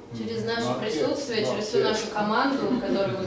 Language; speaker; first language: Russian; native; Russian